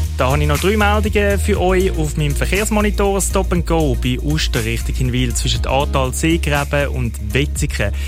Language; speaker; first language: German; native; German